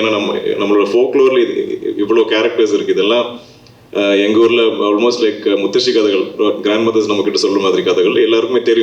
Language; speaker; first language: Tamil; non-native, local second language; Malayalam